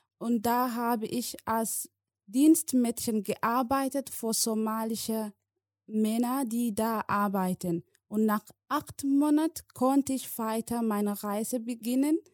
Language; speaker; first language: German; non-native, learner; Somali